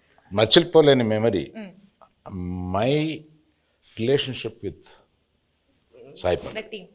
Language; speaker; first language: Telugu; native; Telugu